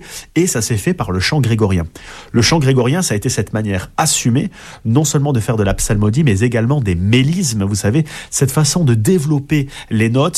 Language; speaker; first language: French; native; French